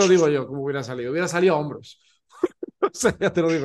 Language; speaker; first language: Spanish; native; Spanish